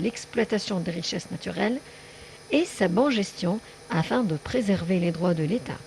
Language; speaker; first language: French; non-native, fluent; Arabic